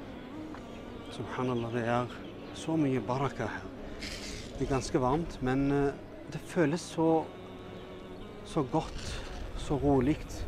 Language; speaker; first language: Norwegian; early bilingual, other home language; Urdu